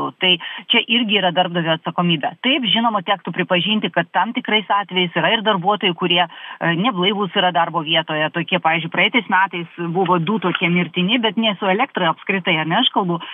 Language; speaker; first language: Lithuanian; native; Lithuanian